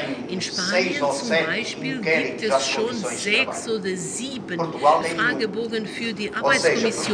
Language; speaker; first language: German; non-native, fluent; Portuguese